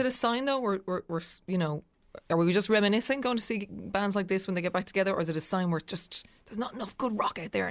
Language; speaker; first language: English; native; English